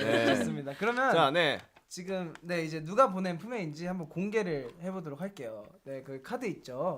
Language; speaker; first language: Korean; native; Korean